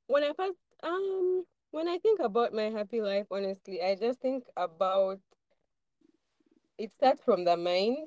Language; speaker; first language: English; non-native, local second language; Ganda